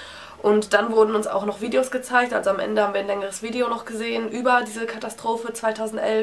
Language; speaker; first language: German; native; German